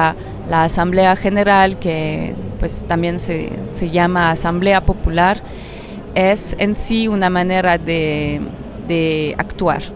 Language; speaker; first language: Spanish; non-native, fluent; French